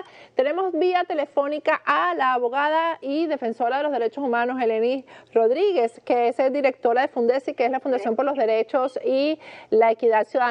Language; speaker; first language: Spanish; native; Spanish